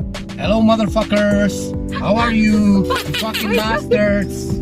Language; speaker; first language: English; non-native, learner; Czech